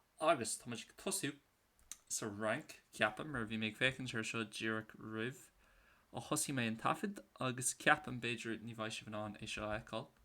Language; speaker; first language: Irish; native; Irish